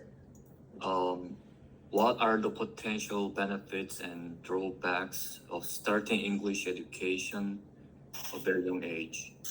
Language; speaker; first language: English; non-native, learner; Korean